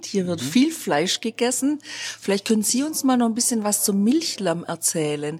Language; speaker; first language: German; native; German